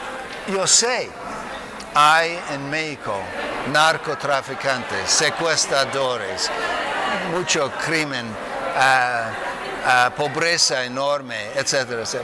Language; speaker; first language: Spanish; non-native, fluent; English